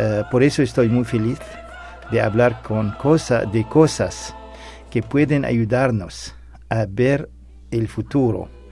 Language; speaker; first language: Spanish; non-native, fluent; Arabic